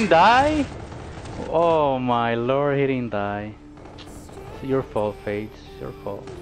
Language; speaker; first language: English; native; English